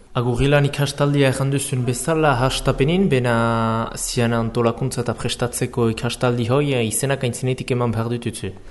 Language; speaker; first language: Basque; native; Basque